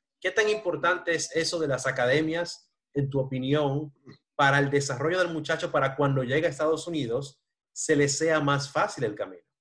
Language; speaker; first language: Spanish; native; Spanish